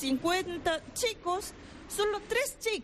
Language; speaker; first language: Spanish; non-native, learner; Korean